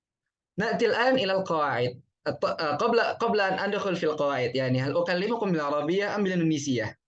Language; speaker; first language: Arabic; non-native, fluent; Indonesian